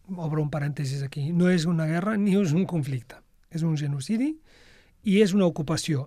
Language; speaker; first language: Catalan; non-native, fluent; Arabic